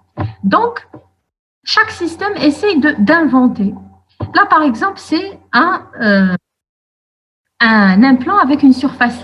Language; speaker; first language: French; non-native, local second language; Arabic